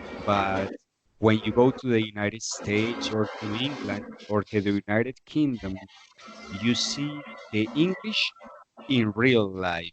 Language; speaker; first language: English; non-native, fluent; Spanish